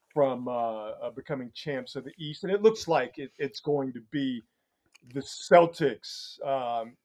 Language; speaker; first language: English; native; English